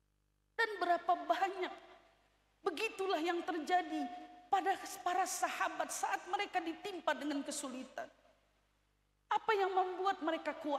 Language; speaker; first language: Indonesian; native; Indonesian